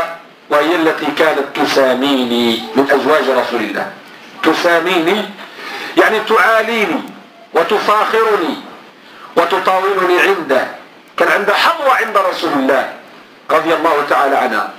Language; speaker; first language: Arabic; native; Arabic